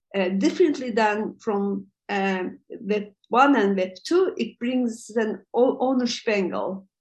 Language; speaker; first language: English; non-native, fluent; Turkish